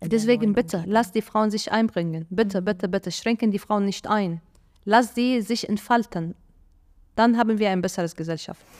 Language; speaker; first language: German; non-native, fluent; Arabic